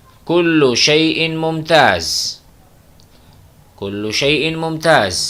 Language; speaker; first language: Arabic; non-native, fluent; Urdu